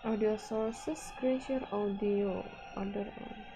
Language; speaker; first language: English; non-native, fluent; Indonesian